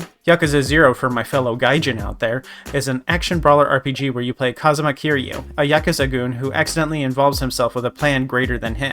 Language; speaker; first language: English; native; English